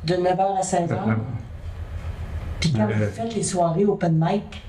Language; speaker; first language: French; native; French